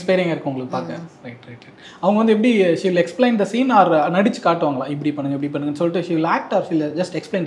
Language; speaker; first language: Tamil; native; Tamil